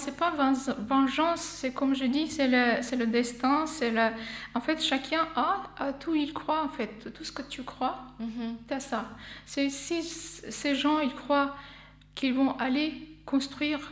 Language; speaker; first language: French; non-native, fluent; Armenian